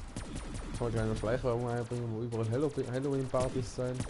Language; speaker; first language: German; native; German